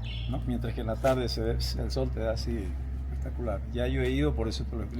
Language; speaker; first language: Spanish; native; Spanish